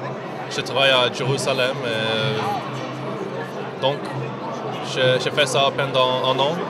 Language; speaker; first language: French; non-native, learner; Swedish